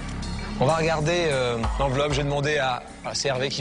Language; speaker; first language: French; native; French